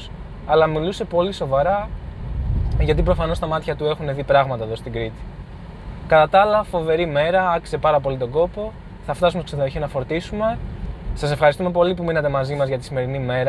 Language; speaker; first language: Greek; native; Greek